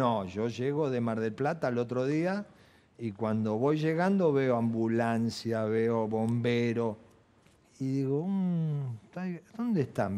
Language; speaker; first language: Spanish; native; Spanish